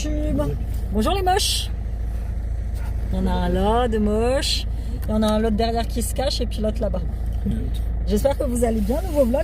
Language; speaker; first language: French; native; French